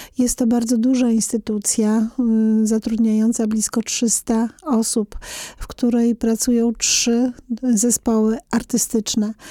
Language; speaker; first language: Polish; native; Polish